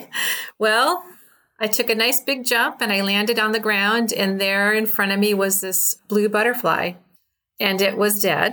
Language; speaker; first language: English; native; English